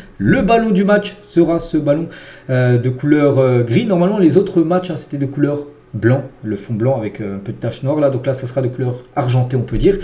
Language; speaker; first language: French; native; French